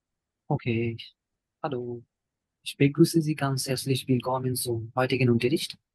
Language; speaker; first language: German; non-native, fluent; Bangla